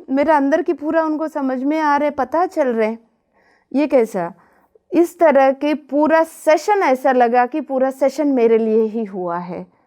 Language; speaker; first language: Hindi; non-native, local second language; Telugu